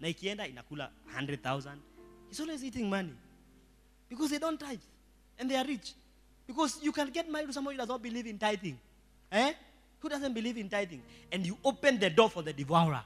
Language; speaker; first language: English; non-native, local second language; Swahili